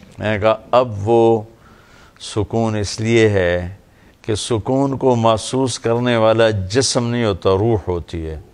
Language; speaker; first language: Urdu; non-native, local second language; Punjabi